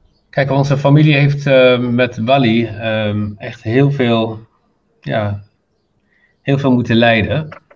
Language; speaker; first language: Dutch; non-native, fluent; Arabic